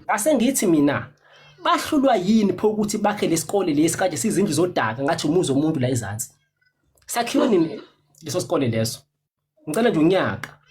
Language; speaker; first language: Zulu; non-native, local second language; Xhosa